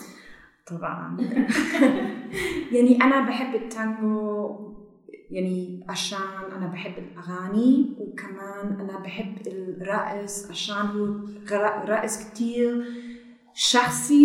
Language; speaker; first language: Arabic; non-native, learner; German